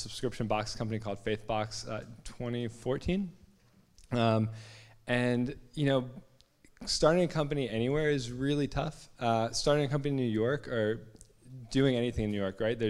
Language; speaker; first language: English; native; English